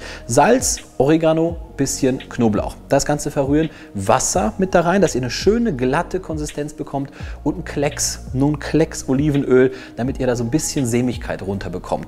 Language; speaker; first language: German; native; German